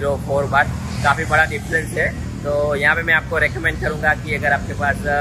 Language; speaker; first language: Hindi; non-native, local second language; Gujarati